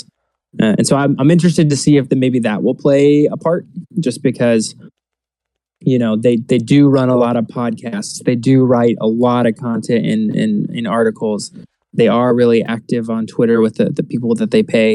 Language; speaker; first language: English; native; English